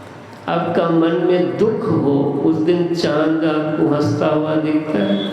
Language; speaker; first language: Hindi; native; Hindi